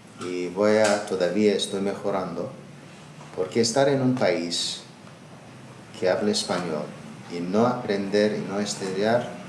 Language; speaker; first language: Spanish; non-native, learner; Azerbaijani